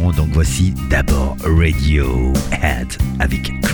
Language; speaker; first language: French; native; French